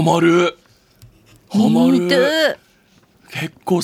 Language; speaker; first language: Japanese; native; Japanese